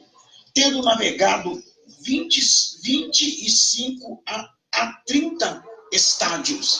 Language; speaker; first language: Portuguese; native; Portuguese